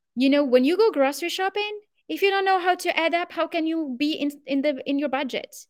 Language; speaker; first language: English; non-native, fluent; Arabic